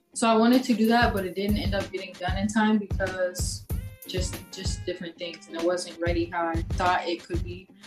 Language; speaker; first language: English; native; English